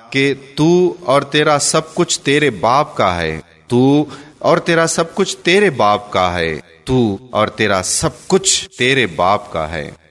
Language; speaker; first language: Urdu; native; Urdu